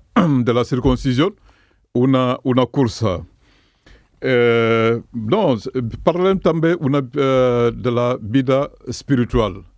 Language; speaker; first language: Catalan; non-native, fluent; Mandingo